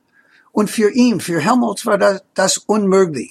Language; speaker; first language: German; non-native, fluent; English